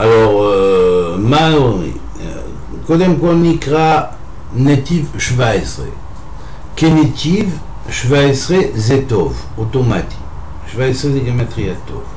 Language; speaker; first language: Hebrew; non-native, fluent; French